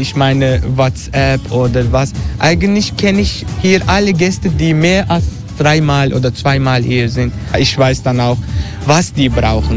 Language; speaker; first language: German; non-native, fluent; Turkish